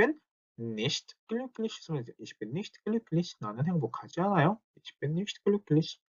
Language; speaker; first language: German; non-native, fluent; Korean